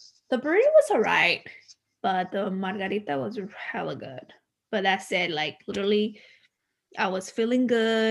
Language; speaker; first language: English; early bilingual, other home language; Spanish